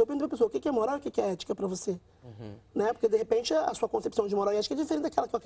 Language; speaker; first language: Portuguese; native; Portuguese